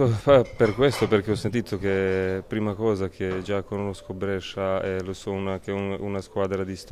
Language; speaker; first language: Italian; non-native, learner; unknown